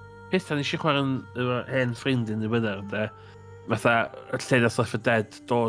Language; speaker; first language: Welsh; native; Welsh